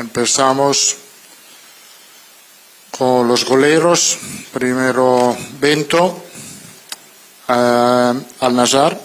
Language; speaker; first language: Spanish; non-native, fluent; Italian